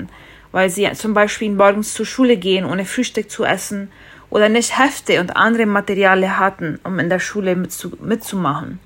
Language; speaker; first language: German; non-native, fluent; Spanish